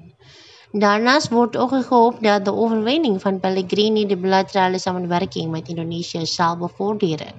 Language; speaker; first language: Dutch; non-native, fluent; Indonesian